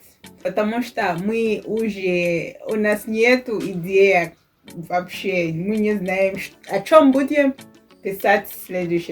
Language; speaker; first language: Russian; non-native, fluent; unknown